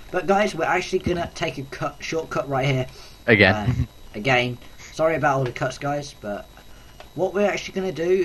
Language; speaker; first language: English; native; English